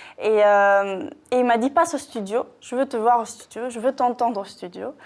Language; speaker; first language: French; non-native, fluent; Russian